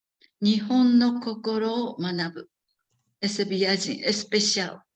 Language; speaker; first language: Portuguese; non-native, learner; Japanese